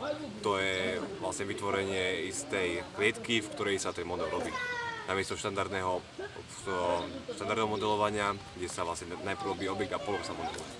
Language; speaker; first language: Slovak; native; Slovak